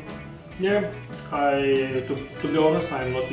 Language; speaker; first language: English; non-native, fluent; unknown